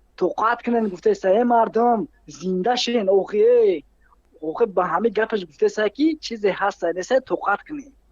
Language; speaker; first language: Tajik; native; Tajik